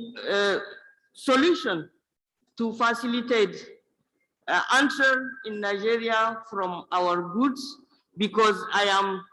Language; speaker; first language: English; non-native, learner; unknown